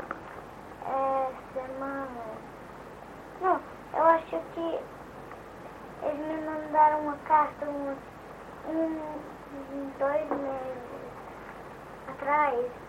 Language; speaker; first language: Portuguese; early bilingual, heritage; Portuguese